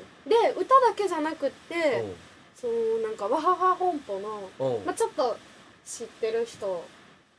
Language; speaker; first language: Japanese; native; Japanese